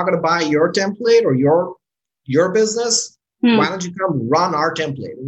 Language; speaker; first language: English; non-native, local second language; Urdu